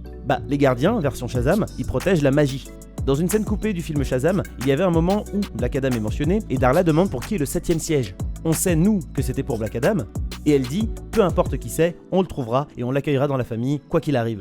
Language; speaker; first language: French; native; French